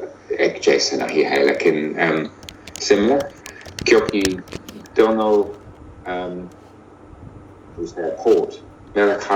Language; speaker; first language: Hindi; non-native, learner; English